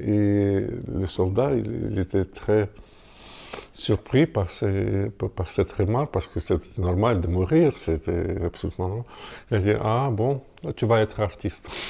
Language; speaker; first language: French; non-native, fluent; Russian